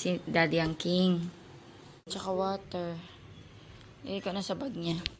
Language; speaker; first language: Filipino; native; Filipino